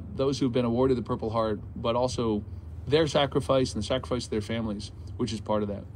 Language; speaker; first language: English; native; English